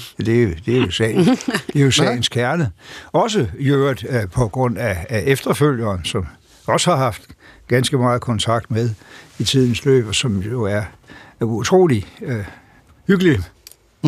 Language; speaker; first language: Danish; native; Danish